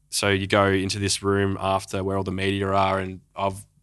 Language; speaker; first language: English; native; English